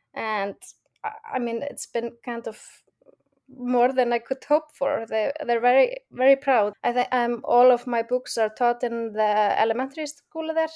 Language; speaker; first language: English; non-native, fluent; Icelandic